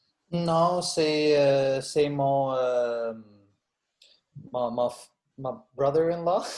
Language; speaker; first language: French; non-native, learner; Arabic